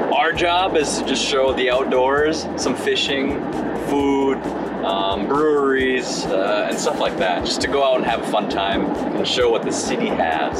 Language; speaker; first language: English; early bilingual, other home language; Korean